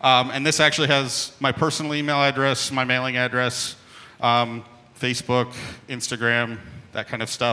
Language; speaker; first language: English; native; English